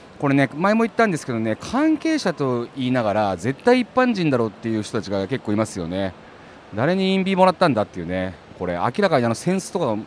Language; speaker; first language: Japanese; native; Japanese